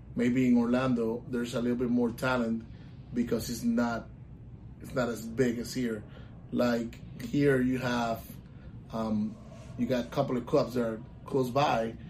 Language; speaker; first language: English; non-native, local second language; Spanish